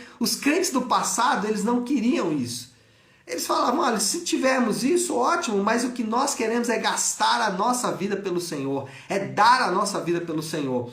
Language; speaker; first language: Portuguese; native; Portuguese